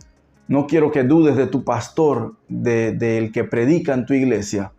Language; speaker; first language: Spanish; native; Spanish